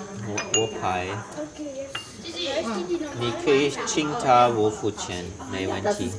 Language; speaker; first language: Chinese; non-native, learner; German